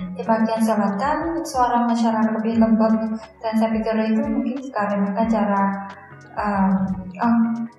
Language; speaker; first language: Indonesian; non-native, fluent; Chinese